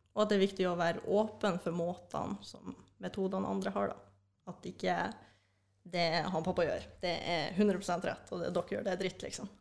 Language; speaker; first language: Norwegian; native; Norwegian